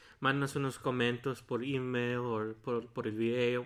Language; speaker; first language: Spanish; early bilingual, heritage; Spanish